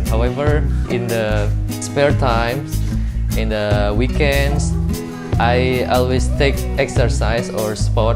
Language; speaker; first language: English; non-native, learner; Indonesian